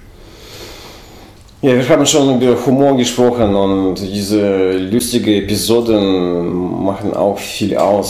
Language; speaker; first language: German; non-native, fluent; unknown